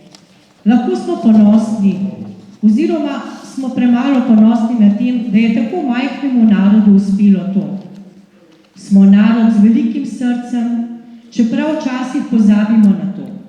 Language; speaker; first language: Slovenian; native; Slovenian